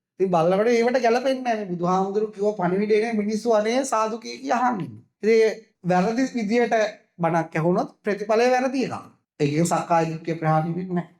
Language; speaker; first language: Sinhala; native; Sinhala